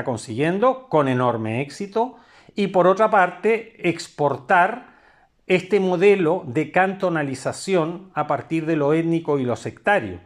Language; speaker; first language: Spanish; native; Spanish